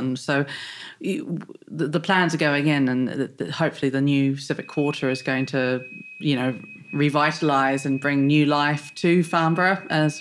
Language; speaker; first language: English; native; English